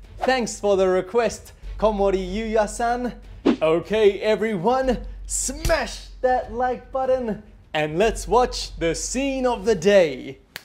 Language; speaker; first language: English; native; English